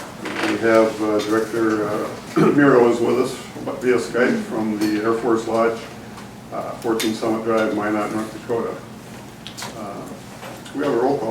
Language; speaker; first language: English; native; English